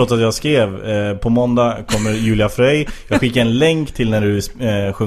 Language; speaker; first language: Swedish; native; Swedish